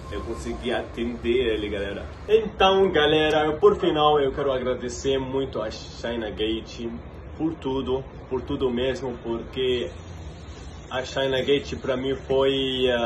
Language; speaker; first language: Portuguese; non-native, fluent; Arabic